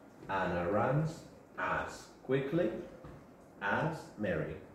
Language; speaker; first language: English; non-native, fluent; Spanish